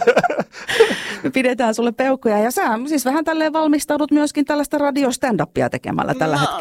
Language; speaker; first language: Finnish; native; Finnish